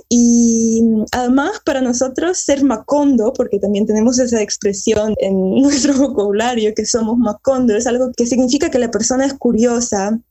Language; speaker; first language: Spanish; early bilingual, other home language; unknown